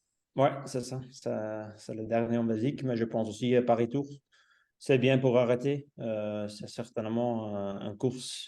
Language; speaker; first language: French; non-native, local second language; Dutch